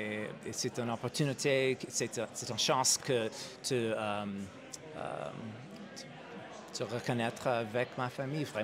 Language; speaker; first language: French; non-native, learner; English